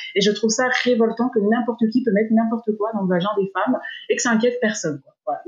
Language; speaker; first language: French; native; French